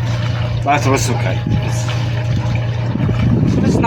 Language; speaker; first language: English; non-native, fluent; Dutch